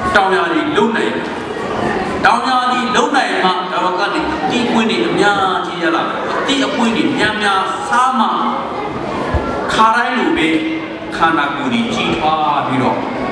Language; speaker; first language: Burmese; non-native, local second language; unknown